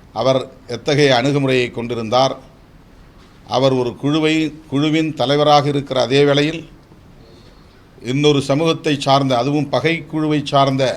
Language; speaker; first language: Tamil; native; Tamil